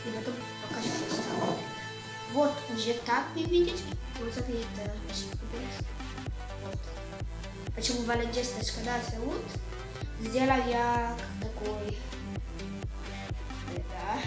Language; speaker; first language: Russian; early bilingual, heritage; Russian